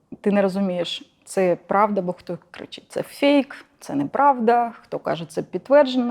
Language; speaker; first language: Ukrainian; non-native, local second language; Russian